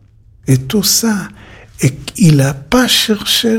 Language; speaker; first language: French; non-native, learner; Hebrew